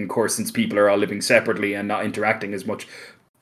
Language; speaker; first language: English; native; English